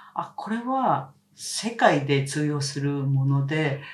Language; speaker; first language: Japanese; non-native, fluent; Korean